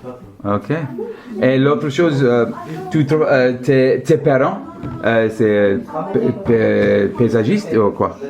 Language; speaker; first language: French; non-native, learner; English